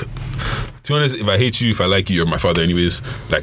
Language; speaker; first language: English; non-native, local second language; Yoruba